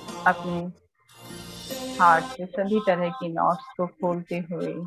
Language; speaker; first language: Hindi; native; Hindi